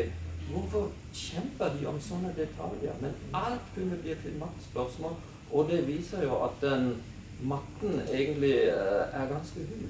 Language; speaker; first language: Norwegian; non-native, fluent; German